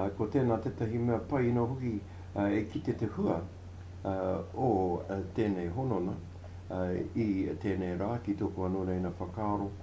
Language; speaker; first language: Māori; non-native, local second language; English